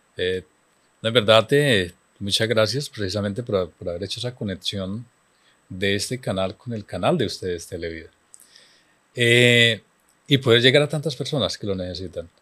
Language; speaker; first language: Spanish; native; Spanish